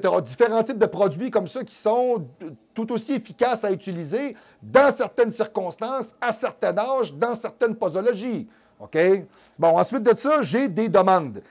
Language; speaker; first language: French; native; French